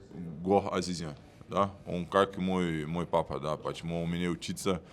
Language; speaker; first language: Russian; non-native, learner; Portuguese